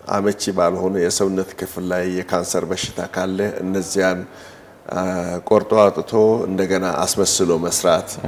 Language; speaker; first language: Amharic; non-native, local second language; Wolaytta